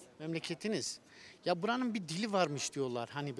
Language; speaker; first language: Turkish; native; Turkish